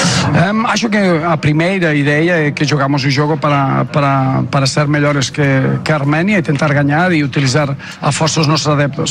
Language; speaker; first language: Portuguese; non-native, fluent; Spanish